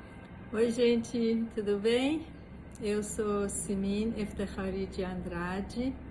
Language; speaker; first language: Portuguese; non-native, fluent; Persian